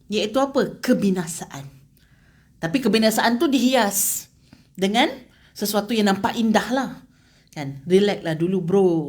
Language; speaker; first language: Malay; native; Malay